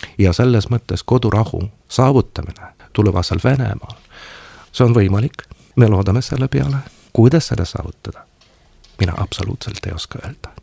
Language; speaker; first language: Estonian; non-native, local second language; Russian